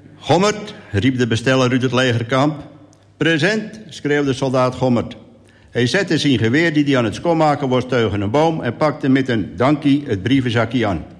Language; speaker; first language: Dutch; native; Dutch